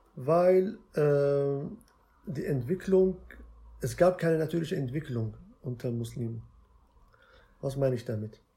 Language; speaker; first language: German; non-native, fluent; Arabic